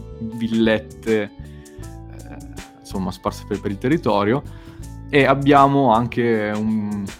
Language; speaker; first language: Italian; native; Italian